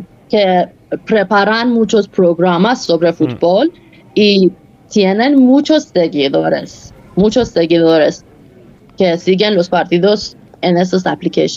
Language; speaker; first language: Spanish; non-native, fluent; Persian